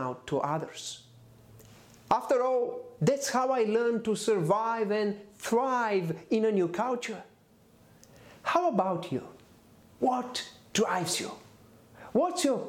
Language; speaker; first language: English; non-native, fluent; Bulgarian